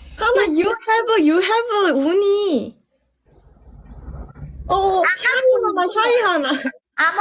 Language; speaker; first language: English; non-native, learner; Thai